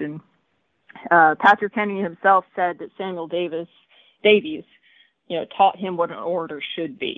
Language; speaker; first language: English; native; English